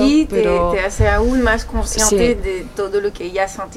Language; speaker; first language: Spanish; non-native, fluent; French